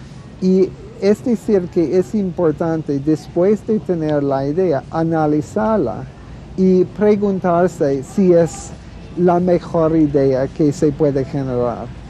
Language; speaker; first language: Spanish; non-native, fluent; English